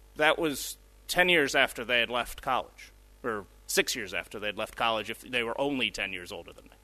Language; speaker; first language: English; early bilingual, other home language; Spanish